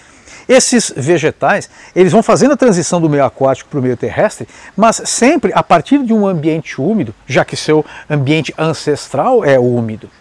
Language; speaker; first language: Portuguese; native; Portuguese